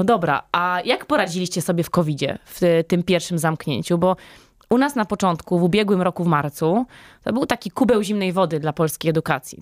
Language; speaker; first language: Polish; native; Polish